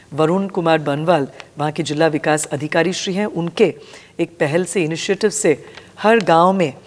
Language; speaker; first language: Hindi; non-native, local second language; Gujarati